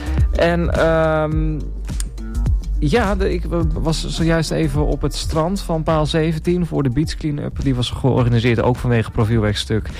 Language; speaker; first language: Dutch; native; Dutch